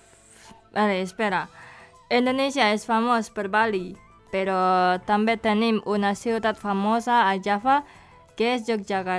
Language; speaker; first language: Catalan; non-native, fluent; Indonesian